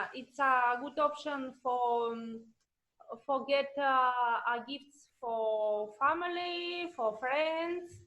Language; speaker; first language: English; non-native, learner; Russian